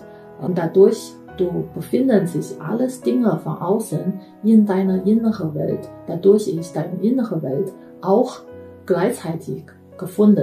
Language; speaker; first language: German; non-native, fluent; Chinese